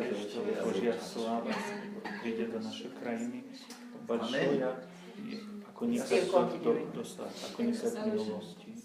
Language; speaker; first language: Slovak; non-native, learner; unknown